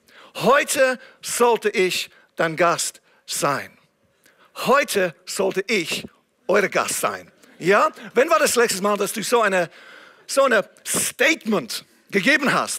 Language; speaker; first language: German; non-native, fluent; English